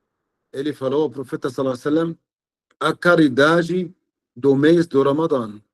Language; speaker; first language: Portuguese; non-native, fluent; Arabic